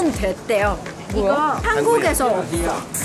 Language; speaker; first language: Korean; non-native, fluent; Chinese